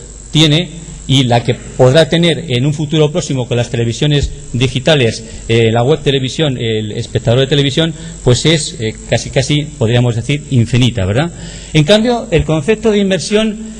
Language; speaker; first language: Spanish; native; Spanish